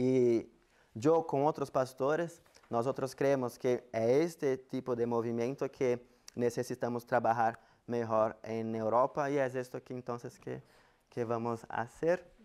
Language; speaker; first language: Spanish; non-native, fluent; Portuguese